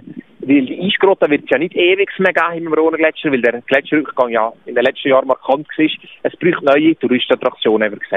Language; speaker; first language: German; native; German